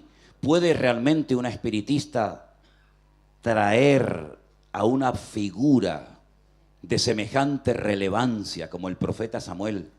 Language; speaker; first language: Spanish; native; Spanish